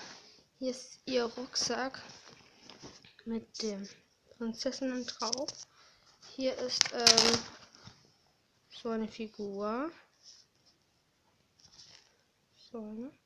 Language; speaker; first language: German; native; German